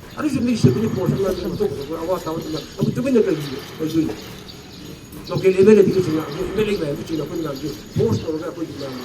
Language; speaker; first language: Manipuri; native; Manipuri